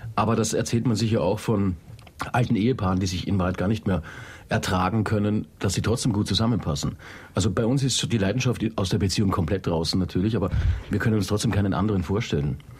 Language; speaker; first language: German; native; German